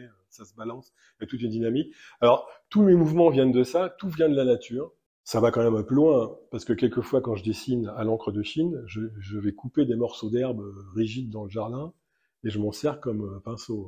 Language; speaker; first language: French; native; French